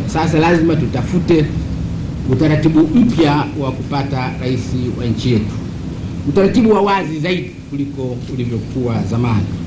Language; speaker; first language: Swahili; non-native, local second language; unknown